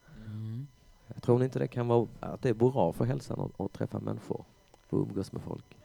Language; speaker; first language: Swedish; native; Swedish